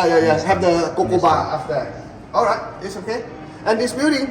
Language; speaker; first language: English; non-native, learner; Thai